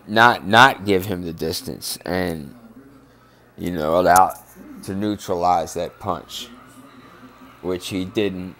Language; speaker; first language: English; native; English